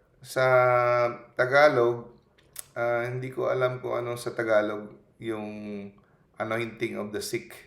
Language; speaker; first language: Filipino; non-native, local second language; Cebuano